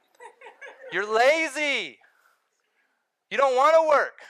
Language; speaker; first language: English; native; English